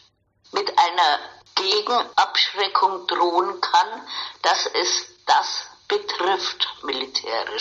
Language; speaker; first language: German; native; German